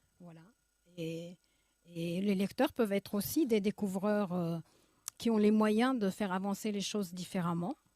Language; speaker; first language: French; early bilingual, other home language; Arabic